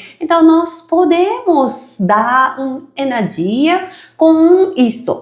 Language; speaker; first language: Portuguese; non-native, fluent; Japanese